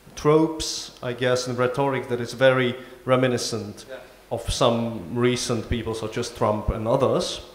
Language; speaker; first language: English; non-native, fluent; Slovak